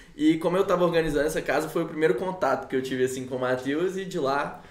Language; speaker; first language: Portuguese; native; Portuguese